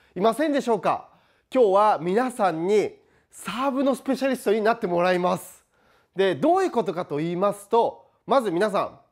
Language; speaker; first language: Japanese; native; Japanese